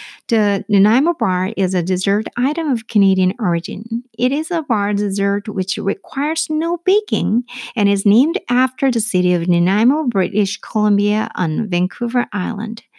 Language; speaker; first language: English; non-native, fluent; Korean